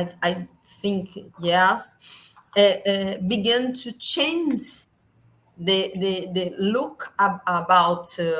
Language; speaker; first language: English; non-native, learner; Portuguese